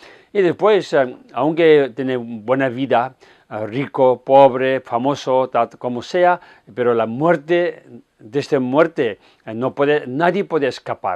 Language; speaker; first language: Spanish; non-native, fluent; Tibetan